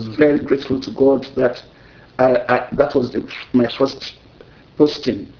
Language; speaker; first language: English; non-native, local second language; Yoruba